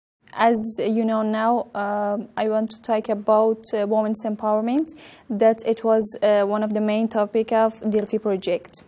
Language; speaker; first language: English; non-native, learner; Persian